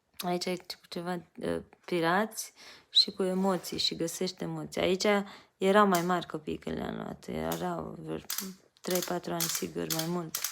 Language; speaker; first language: Romanian; native; Romanian